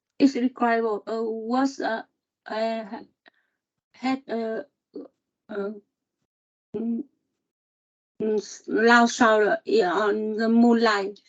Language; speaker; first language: English; non-native, learner; Vietnamese